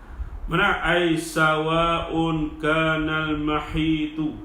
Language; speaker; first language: Arabic; non-native, fluent; Malay